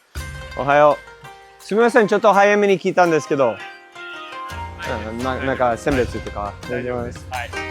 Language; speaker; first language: Japanese; non-native, fluent; English